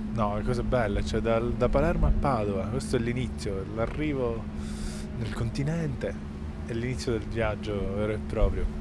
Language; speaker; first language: Italian; native; Italian